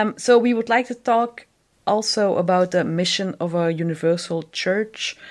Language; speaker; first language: English; non-native, fluent; Dutch